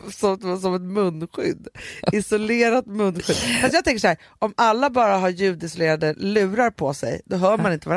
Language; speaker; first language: Swedish; native; Swedish